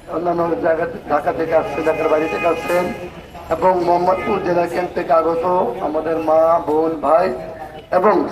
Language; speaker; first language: Bangla; non-native, local second language; Urdu